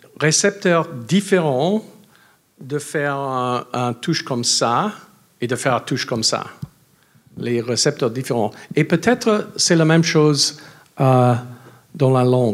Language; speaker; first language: French; non-native, learner; English